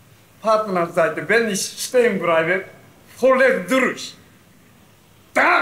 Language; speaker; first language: German; non-native, learner; Japanese